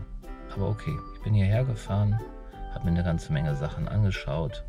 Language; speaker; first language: German; native; German